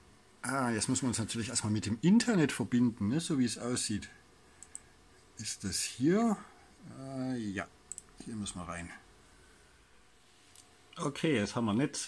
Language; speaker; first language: German; native; German